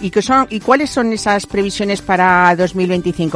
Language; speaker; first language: Spanish; native; Spanish